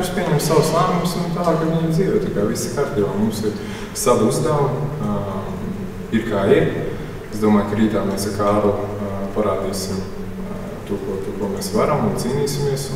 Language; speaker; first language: Latvian; non-native, local second language; Russian